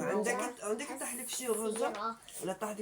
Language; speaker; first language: Arabic; native; Arabic